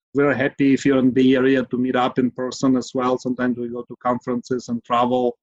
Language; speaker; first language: English; non-native, fluent; Ukrainian